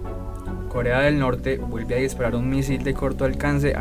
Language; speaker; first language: Spanish; native; Spanish